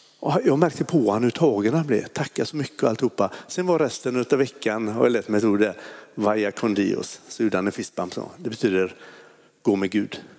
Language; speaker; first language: Swedish; native; Swedish